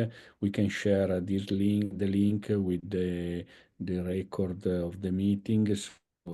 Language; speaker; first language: English; non-native, fluent; Italian